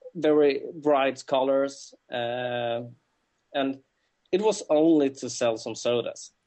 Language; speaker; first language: English; non-native, fluent; Swedish